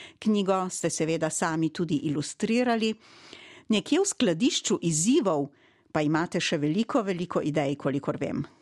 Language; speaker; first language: Slovenian; native; Slovenian